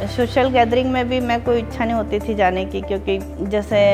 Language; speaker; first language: Hindi; native; Hindi